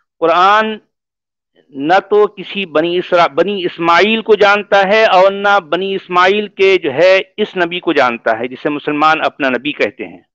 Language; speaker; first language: Hindi; native; Hindi